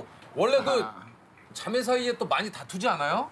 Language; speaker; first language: Korean; native; Korean